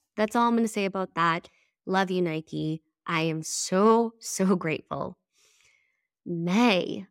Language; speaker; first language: English; early bilingual, other home language; Spanish